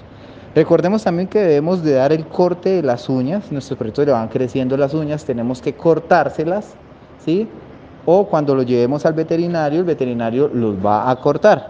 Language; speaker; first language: Spanish; native; Spanish